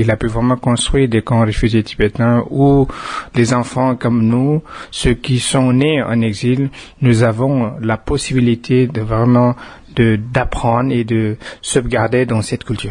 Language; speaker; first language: French; non-native, fluent; Tibetan